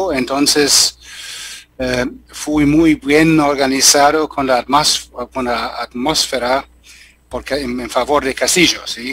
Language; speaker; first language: Spanish; non-native, learner; German